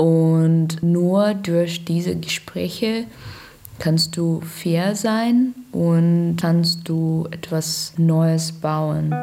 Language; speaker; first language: German; non-native, learner; Russian